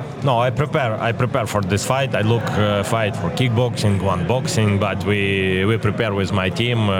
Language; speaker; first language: English; non-native, learner; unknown